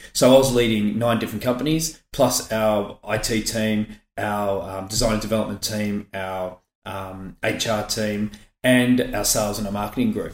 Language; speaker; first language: English; native; English